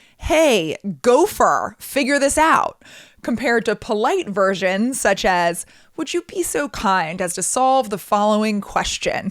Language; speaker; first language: English; native; English